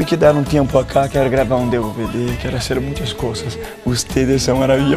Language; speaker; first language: Spanish; non-native, learner; Portuguese